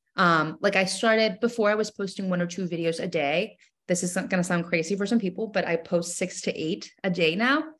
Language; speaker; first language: English; non-native, fluent; Spanish